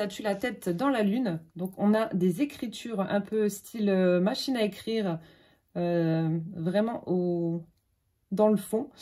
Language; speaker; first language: French; native; French